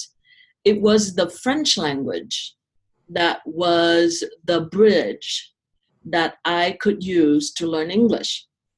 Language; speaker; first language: English; non-native, fluent; Vietnamese